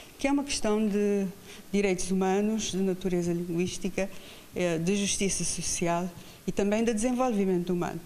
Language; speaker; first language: Portuguese; non-native, local second language; Kabuverdianu